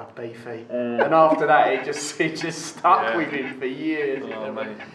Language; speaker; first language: English; native; English